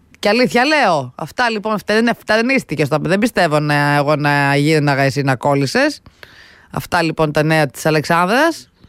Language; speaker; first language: Greek; native; Greek